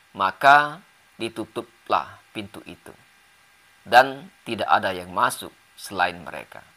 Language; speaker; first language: Indonesian; native; Indonesian